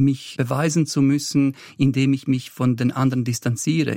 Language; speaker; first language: German; early bilingual, other home language; Bosnian